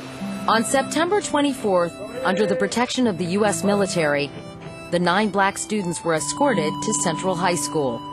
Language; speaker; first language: English; native; English